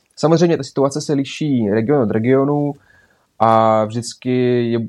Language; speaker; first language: Czech; early bilingual, other home language; Belarusian